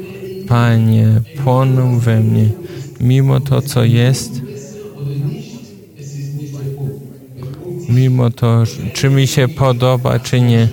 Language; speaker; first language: Polish; non-native, fluent; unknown